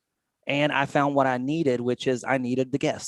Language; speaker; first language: English; native; English